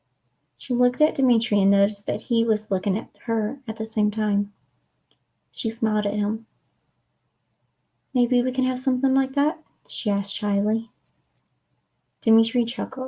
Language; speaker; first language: English; native; English